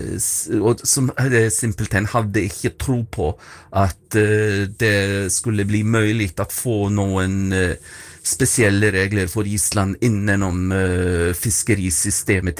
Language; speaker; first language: Swedish; non-native, fluent; Icelandic